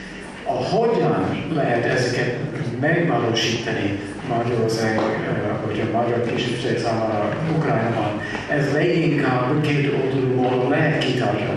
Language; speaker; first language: Hungarian; non-native, fluent; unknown